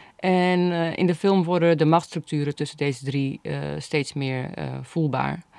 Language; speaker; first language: Dutch; early bilingual, other home language; Bosnian